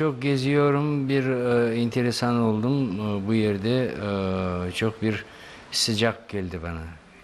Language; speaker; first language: Turkish; non-native, learner; Bosnian